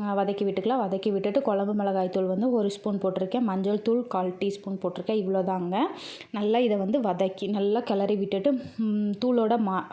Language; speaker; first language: Tamil; native; Tamil